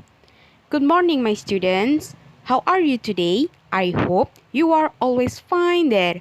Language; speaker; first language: English; non-native, learner; Indonesian